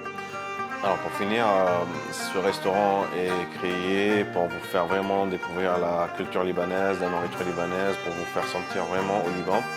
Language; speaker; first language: French; non-native, local second language; Arabic